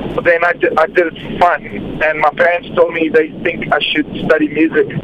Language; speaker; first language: English; non-native, fluent; Portuguese